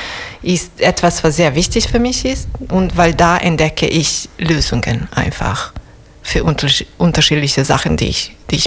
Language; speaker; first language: German; non-native, fluent; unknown